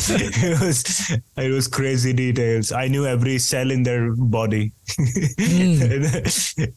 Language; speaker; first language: English; non-native, local second language; Hindi